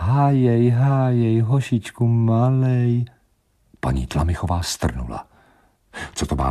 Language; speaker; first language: Czech; native; Czech